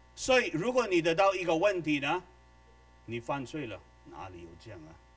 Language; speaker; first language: Chinese; non-native, fluent; Filipino